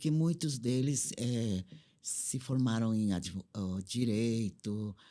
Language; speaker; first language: Portuguese; non-native, fluent; Korean